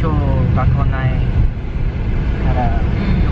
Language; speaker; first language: Japanese; non-native, learner; English